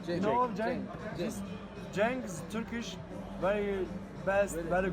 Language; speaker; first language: English; non-native, learner; Turkish